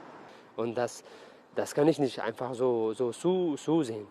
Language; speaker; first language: German; non-native, learner; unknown